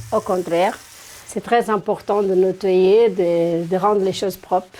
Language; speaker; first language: French; non-native, fluent; Portuguese